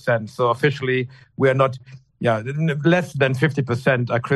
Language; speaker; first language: English; non-native, fluent; German